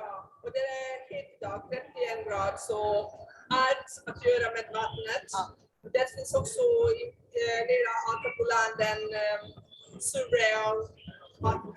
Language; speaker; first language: Swedish; non-native, learner; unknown